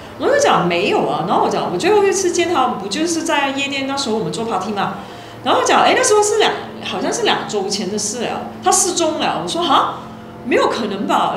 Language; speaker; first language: Chinese; native; Chinese